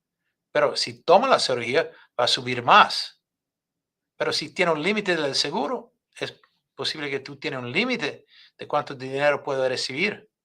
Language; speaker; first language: Spanish; non-native, fluent; English